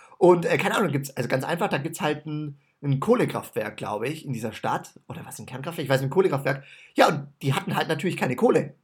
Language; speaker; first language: German; native; German